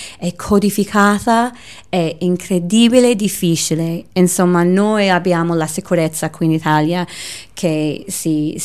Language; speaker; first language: Italian; non-native, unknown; English